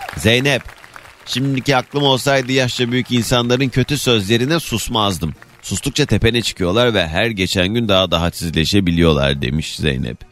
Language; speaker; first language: Turkish; native; Turkish